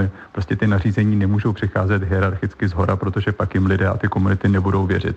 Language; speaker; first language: Czech; native; Czech